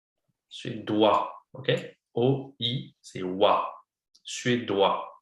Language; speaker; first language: French; non-native, fluent; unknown